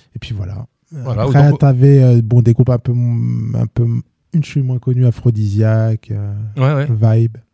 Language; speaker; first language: French; native; French